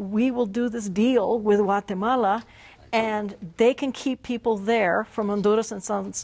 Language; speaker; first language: English; native; English